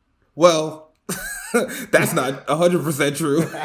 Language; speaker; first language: English; native; English